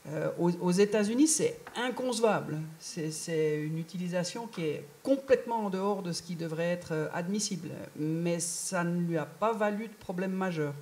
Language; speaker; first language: French; native; French